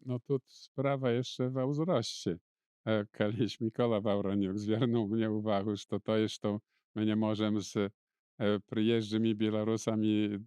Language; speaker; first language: Polish; non-native, local second language; Belarusian